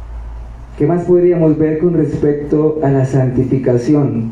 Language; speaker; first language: Spanish; native; Spanish